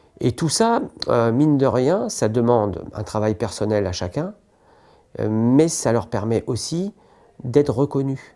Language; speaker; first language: French; native; French